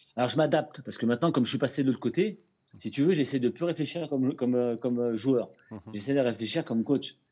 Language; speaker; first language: French; native; French